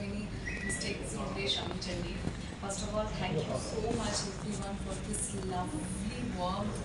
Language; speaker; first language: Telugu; non-native, learner; Bangla